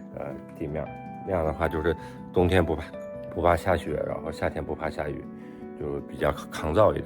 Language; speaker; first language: Chinese; native; Chinese